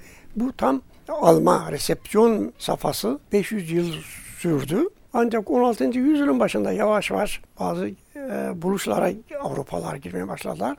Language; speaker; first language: Turkish; native; Turkish